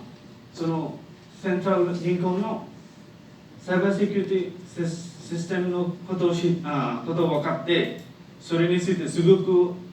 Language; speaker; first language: Japanese; non-native, learner; Bangla